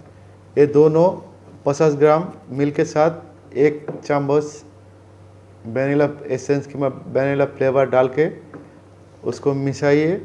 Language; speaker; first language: Hindi; non-native, learner; Bangla